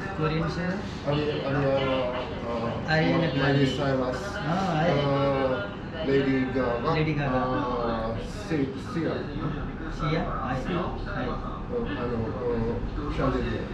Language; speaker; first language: Japanese; non-native, learner; Nepali